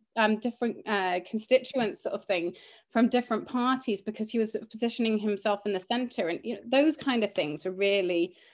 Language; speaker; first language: English; early bilingual, other home language; Greek